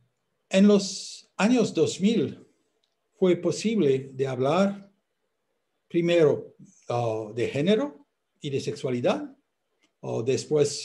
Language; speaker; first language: Spanish; non-native, fluent; French